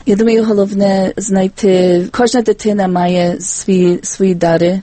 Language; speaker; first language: Ukrainian; early bilingual, heritage; Ukrainian